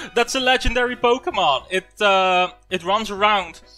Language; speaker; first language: English; early bilingual, other home language; Dutch